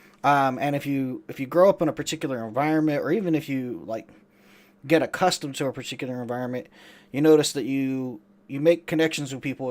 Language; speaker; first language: English; native; English